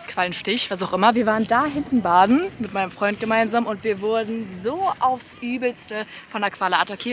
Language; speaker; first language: German; native; German